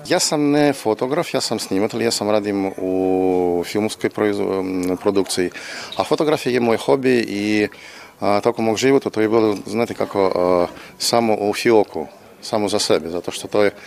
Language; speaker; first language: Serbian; non-native, learner; Russian